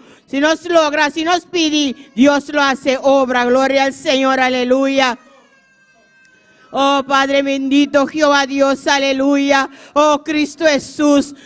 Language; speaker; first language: Spanish; non-native, learner; Papiamento